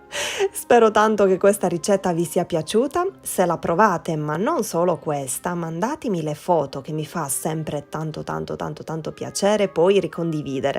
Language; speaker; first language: Italian; native; Italian